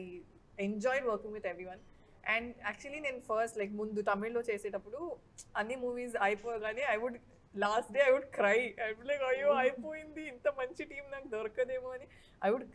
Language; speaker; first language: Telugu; non-native, fluent; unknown